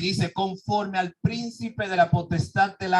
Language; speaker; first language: Spanish; native; Spanish